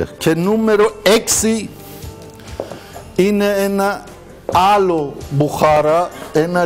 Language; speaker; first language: Greek; non-native, learner; Persian